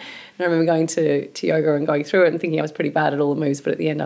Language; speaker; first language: English; native; English